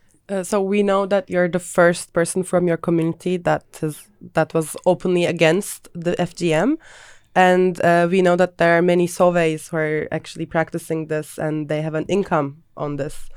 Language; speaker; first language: English; non-native, fluent; Turkish